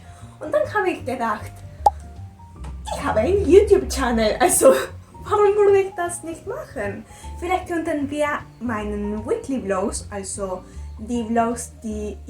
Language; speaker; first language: German; non-native, learner; Spanish